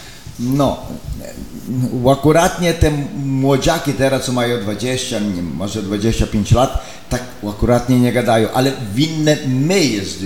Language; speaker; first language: Polish; early bilingual, heritage; Polish